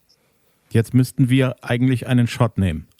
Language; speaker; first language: German; native; German